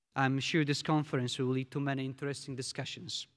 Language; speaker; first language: English; non-native, fluent; Polish